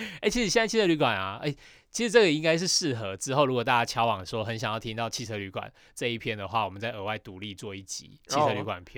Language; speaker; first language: Chinese; native; Chinese